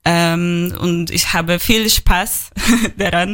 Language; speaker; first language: German; non-native, learner; Polish